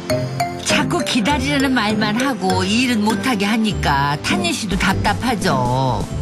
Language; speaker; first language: Korean; native; Korean